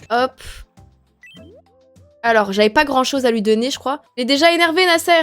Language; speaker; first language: French; native; French